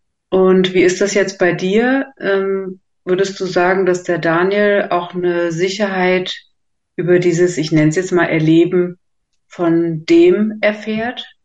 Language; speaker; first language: German; native; German